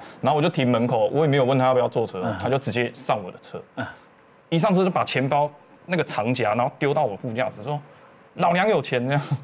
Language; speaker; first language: Chinese; native; Chinese